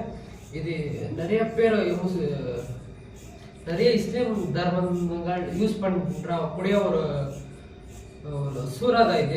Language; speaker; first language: Tamil; non-native, local second language; Kannada